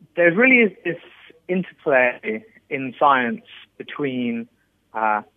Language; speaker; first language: English; native; English